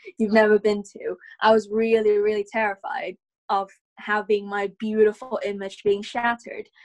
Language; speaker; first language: English; non-native, fluent; Vietnamese